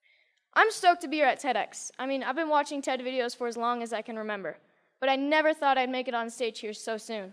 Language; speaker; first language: English; native; English